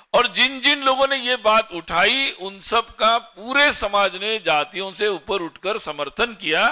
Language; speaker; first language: Hindi; non-native, local second language; Marathi